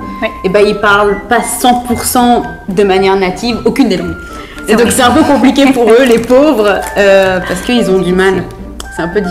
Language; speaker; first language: French; native; French